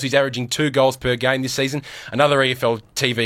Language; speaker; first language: English; native; English